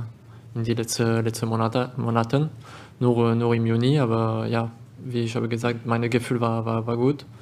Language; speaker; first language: German; non-native, learner; French